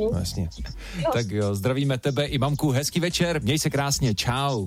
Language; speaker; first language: Czech; native; Czech